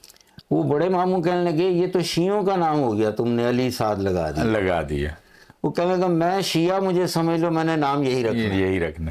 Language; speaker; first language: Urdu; non-native, local second language; Punjabi